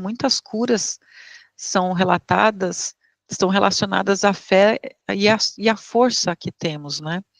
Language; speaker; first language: Portuguese; native; Portuguese